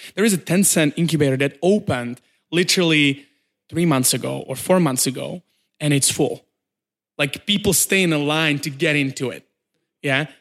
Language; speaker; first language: English; non-native, fluent; Czech